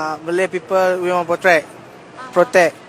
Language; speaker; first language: English; non-native, learner; Malay